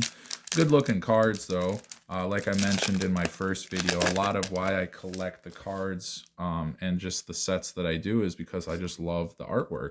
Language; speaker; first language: English; native; English